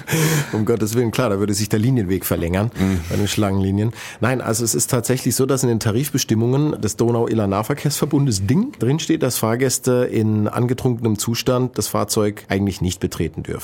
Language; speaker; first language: German; native; German